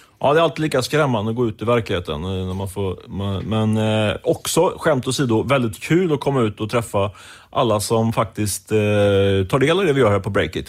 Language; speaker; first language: Swedish; native; Swedish